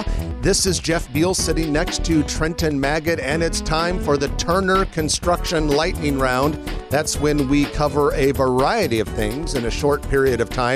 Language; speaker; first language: English; native; English